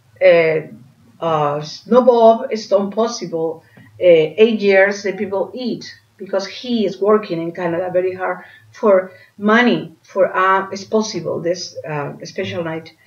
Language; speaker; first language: English; non-native, learner; Spanish